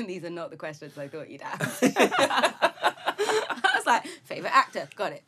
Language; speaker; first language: English; native; English